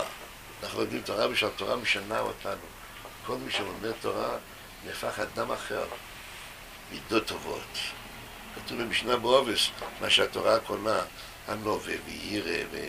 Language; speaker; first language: Hebrew; non-native, fluent; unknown